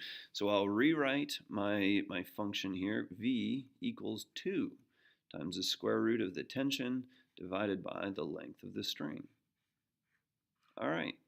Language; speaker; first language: English; native; English